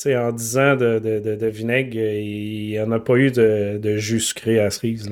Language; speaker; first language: French; native; French